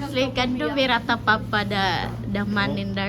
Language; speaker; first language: Swedish; non-native, learner; Cebuano